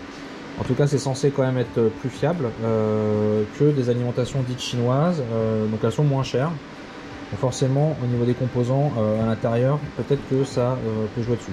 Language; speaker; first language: French; native; French